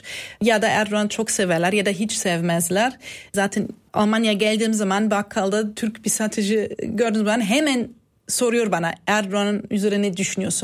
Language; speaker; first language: Turkish; non-native, fluent; German